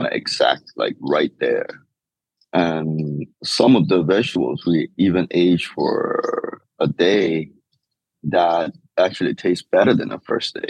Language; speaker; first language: English; non-native, local second language; Cantonese